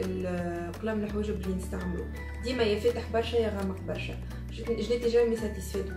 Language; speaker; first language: Arabic; native; Arabic